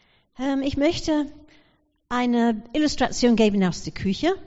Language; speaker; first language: German; non-native, fluent; English